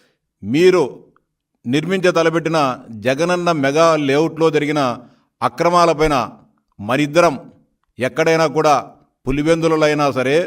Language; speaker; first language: Telugu; native; Telugu